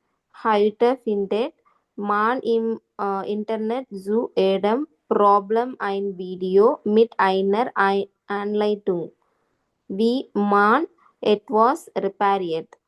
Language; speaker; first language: German; non-native, learner; Tamil